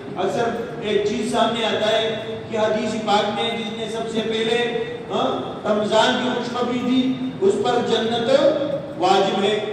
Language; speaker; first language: Urdu; non-native, local second language; Sindhi